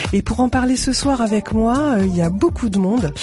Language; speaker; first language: French; native; French